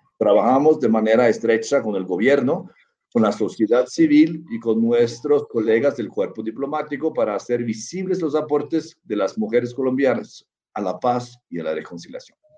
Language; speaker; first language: Spanish; non-native, fluent; Norwegian